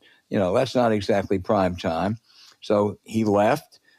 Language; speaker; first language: English; native; English